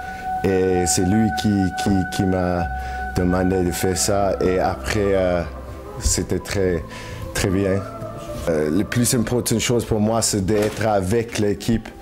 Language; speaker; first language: French; non-native, learner; English